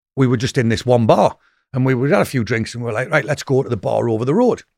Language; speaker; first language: English; native; English